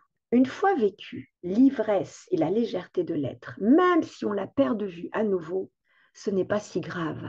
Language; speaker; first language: French; native; French